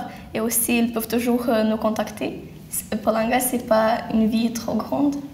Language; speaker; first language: French; non-native, learner; Lithuanian